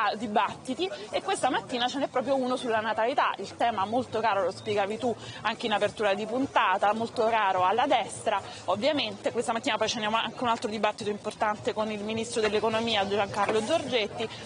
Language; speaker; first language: Italian; native; Italian